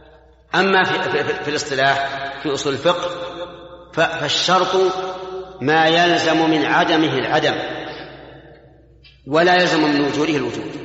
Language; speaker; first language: Arabic; native; Arabic